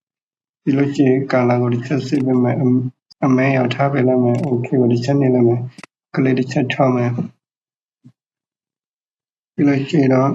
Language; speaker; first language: Burmese; native; Burmese